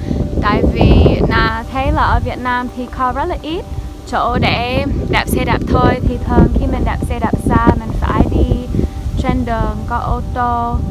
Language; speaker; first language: Vietnamese; non-native, fluent; English